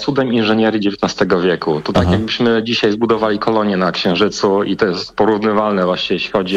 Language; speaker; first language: Polish; native; Polish